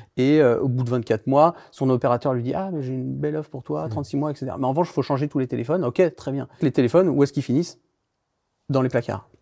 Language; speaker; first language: French; native; French